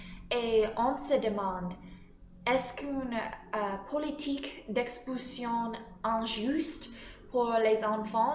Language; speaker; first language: French; non-native, learner; English